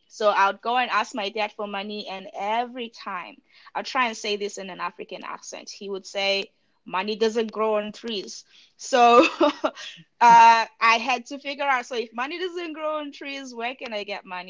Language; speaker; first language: English; non-native, local second language; Shona